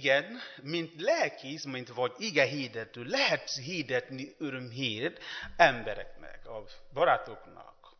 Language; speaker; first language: Hungarian; non-native, learner; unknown